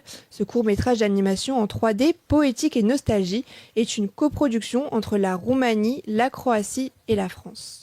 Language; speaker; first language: French; native; French